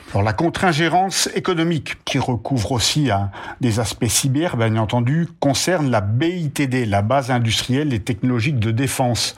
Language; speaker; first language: French; native; French